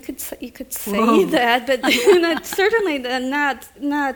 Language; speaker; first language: English; non-native, fluent; Chinese